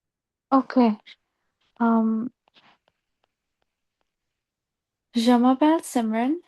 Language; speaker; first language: French; non-native, learner; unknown